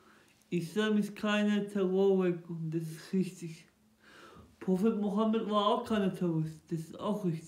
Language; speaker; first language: German; non-native, local second language; Turkish